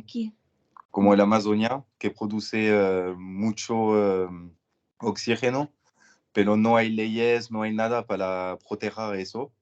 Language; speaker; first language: Spanish; non-native, learner; French